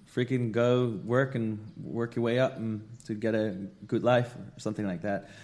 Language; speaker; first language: English; non-native, fluent; Dutch